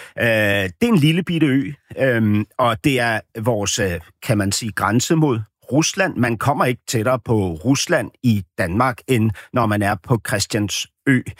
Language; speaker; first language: Danish; native; Danish